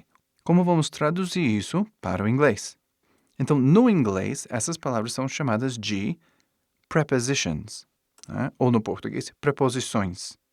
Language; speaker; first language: Portuguese; non-native, fluent; English